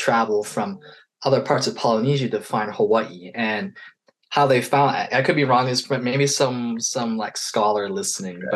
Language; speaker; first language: English; native; English